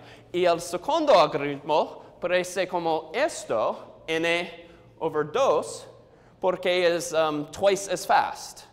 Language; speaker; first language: Spanish; non-native, learner; English